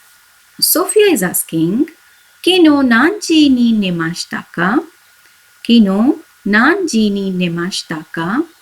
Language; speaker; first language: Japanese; non-native, fluent; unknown